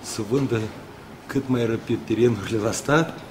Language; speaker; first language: Romanian; non-native, local second language; Russian